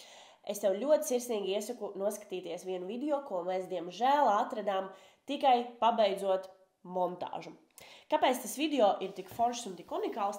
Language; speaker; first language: Latvian; native; Latvian